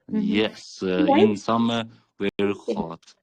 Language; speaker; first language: English; non-native, learner; Kyrgyz